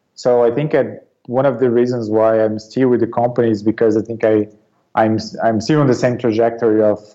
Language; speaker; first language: English; non-native, fluent; Portuguese